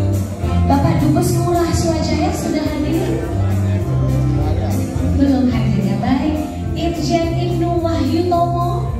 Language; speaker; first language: Indonesian; native; Indonesian